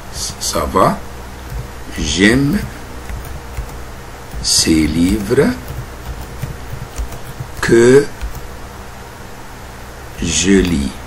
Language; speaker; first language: French; non-native, fluent; Arabic